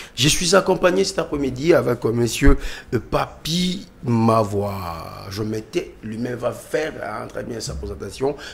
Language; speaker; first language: French; non-native, local second language; Lingala